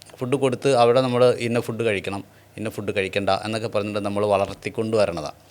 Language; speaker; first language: Malayalam; native; Malayalam